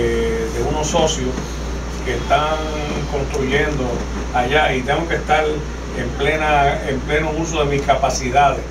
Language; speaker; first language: Spanish; native; Spanish